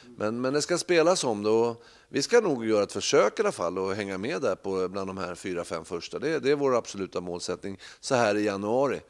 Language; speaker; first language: Swedish; native; Swedish